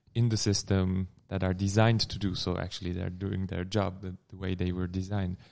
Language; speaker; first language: English; non-native, fluent; Turkish